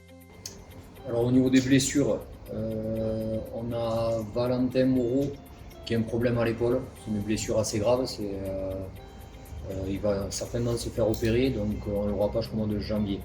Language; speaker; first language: French; native; French